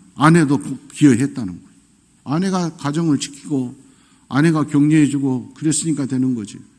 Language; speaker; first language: Korean; native; Korean